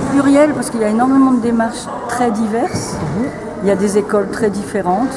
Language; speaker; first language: French; native; French